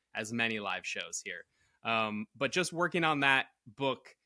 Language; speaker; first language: English; native; English